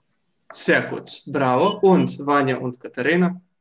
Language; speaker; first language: German; non-native, fluent; Serbian